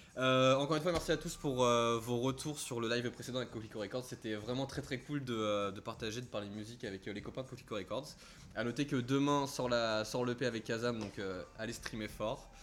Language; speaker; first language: French; native; French